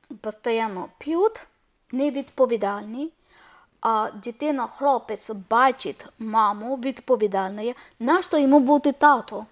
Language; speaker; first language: Ukrainian; non-native, learner; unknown